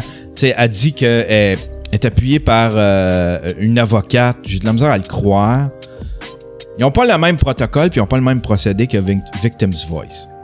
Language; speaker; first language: French; native; French